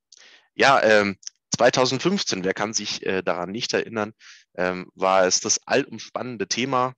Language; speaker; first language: German; native; German